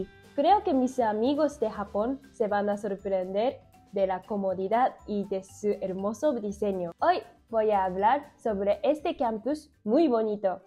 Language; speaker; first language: Spanish; non-native, fluent; Japanese